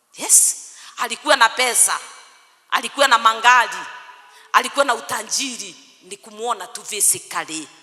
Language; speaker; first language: Swahili; non-native, local second language; Kikuyu